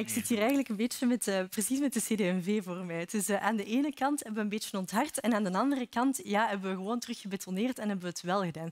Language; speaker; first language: Dutch; native; Dutch